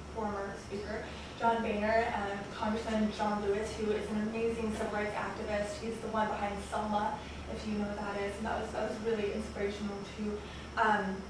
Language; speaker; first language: English; native; English